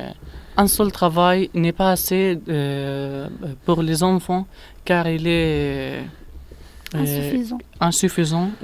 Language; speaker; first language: French; non-native, learner; Arabic